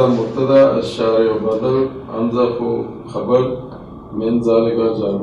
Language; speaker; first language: Arabic; non-native, learner; Urdu